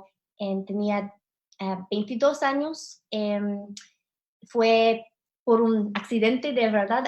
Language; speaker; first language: Spanish; non-native, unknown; English